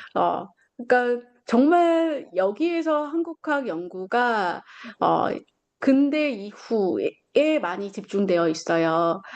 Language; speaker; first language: Korean; native; Korean